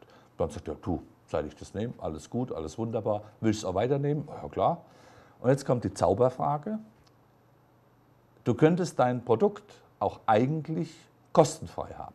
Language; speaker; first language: German; native; German